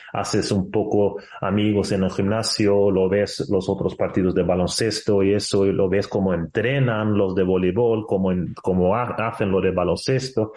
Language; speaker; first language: Spanish; non-native, fluent; Swedish